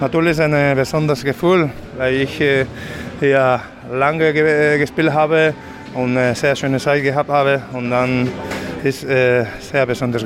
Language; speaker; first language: German; non-native, fluent; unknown